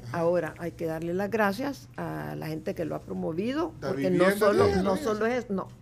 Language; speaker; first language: Spanish; native; Spanish